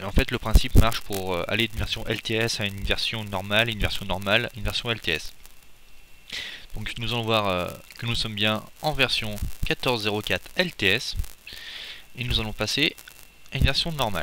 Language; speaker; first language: French; native; French